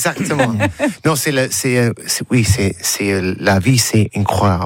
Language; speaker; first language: French; non-native, learner; English